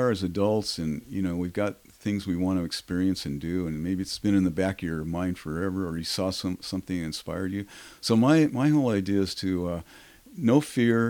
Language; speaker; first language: English; native; English